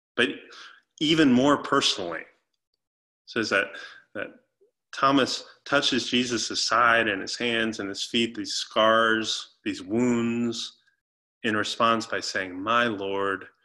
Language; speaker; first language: English; native; English